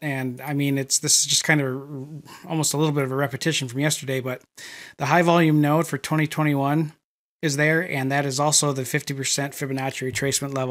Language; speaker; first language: English; native; English